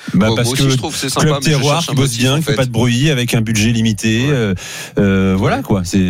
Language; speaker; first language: French; native; French